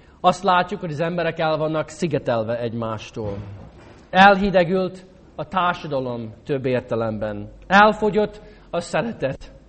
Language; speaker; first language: Hungarian; non-native, fluent; English